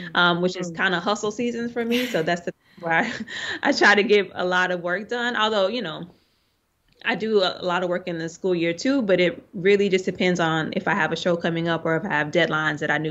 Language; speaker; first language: English; native; English